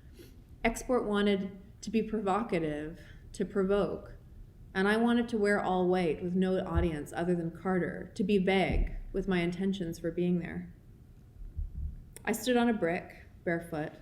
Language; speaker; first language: English; native; English